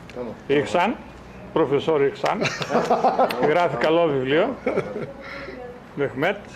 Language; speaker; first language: Greek; native; Greek